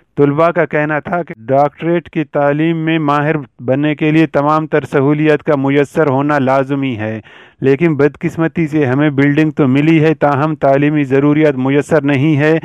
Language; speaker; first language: Urdu; non-native, local second language; Baluchi